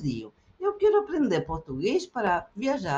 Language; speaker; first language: Portuguese; non-native, fluent; Spanish